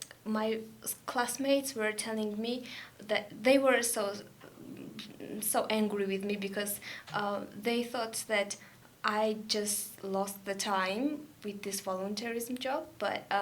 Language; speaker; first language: English; non-native, learner; Georgian